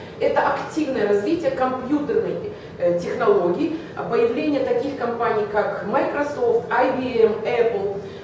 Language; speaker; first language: Russian; native; Russian